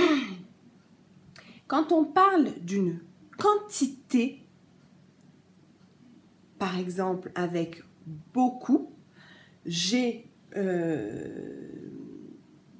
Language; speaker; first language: French; native; French